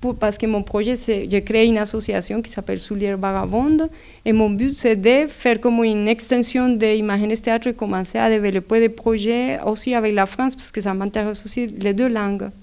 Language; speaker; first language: French; non-native, fluent; Spanish